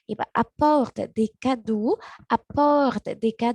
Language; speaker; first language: French; non-native, learner; Arabic